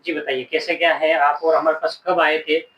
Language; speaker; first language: Hindi; native; Hindi